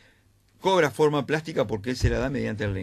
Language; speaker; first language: Spanish; native; Spanish